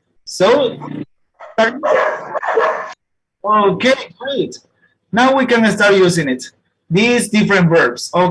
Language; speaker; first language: English; non-native, fluent; Spanish